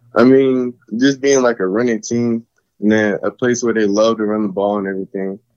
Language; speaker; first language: English; native; English